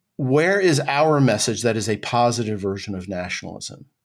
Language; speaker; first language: English; native; English